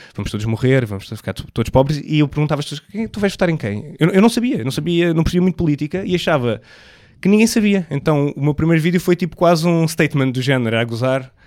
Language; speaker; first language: Portuguese; native; Portuguese